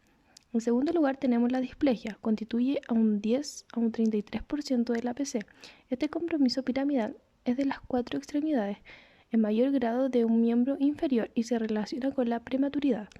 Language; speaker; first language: Spanish; native; Spanish